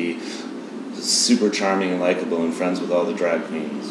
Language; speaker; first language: English; native; English